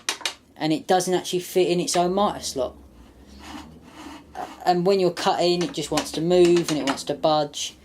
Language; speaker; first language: English; native; English